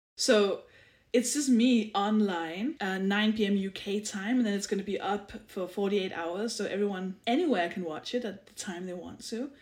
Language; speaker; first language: English; non-native, fluent; Danish